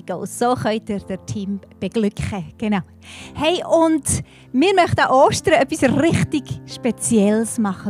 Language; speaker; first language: German; native; German